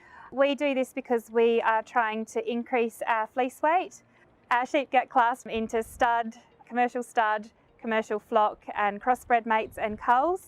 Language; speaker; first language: English; native; English